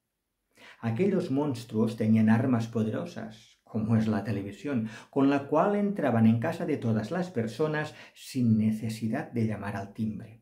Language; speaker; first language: Spanish; non-native, local second language; Catalan